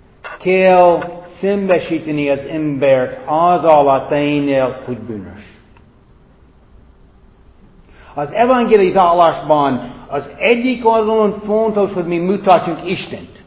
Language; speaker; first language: Hungarian; non-native, fluent; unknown